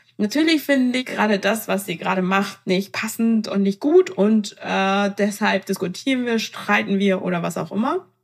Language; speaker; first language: German; non-native, fluent; Persian